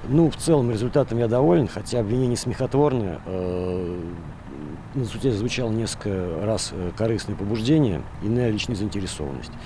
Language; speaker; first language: Russian; native; Russian